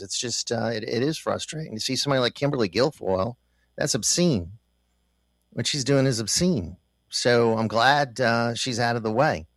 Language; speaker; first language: English; native; English